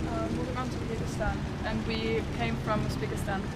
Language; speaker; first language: English; non-native, learner; French